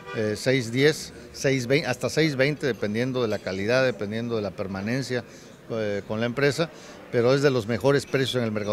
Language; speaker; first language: Spanish; native; Spanish